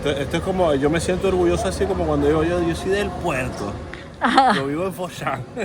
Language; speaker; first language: Spanish; native; Spanish